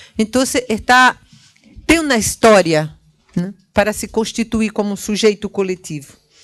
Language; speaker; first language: Portuguese; native; Portuguese